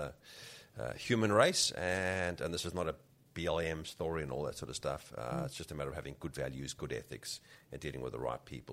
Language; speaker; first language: English; native; English